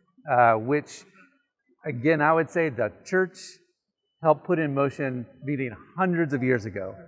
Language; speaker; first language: English; native; English